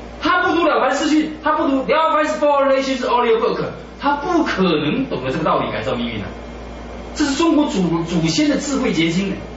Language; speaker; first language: Chinese; native; Chinese